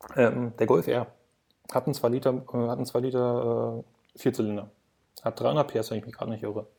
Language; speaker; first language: German; native; German